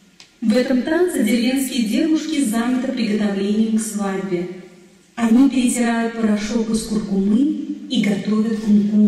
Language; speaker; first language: Russian; native; Russian